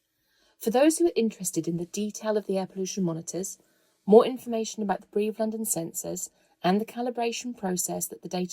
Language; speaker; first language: English; native; English